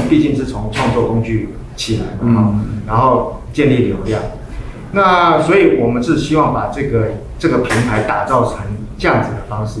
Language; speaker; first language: Chinese; native; Chinese